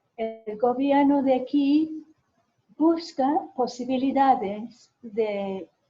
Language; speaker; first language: Spanish; non-native, fluent; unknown